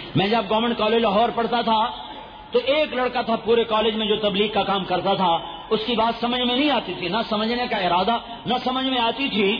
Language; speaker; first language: Urdu; non-native, local second language; Punjabi